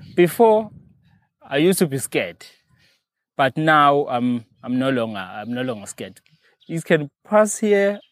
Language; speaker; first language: English; non-native, local second language; Zulu